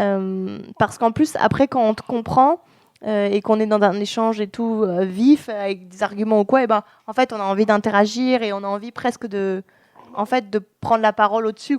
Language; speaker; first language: French; native; French